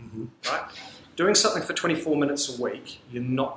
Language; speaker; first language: English; native; English